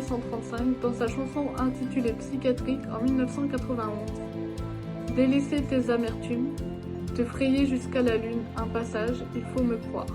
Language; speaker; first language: French; native; French